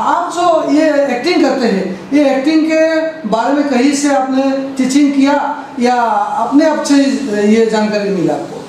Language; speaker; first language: Hindi; non-native, local second language; Assamese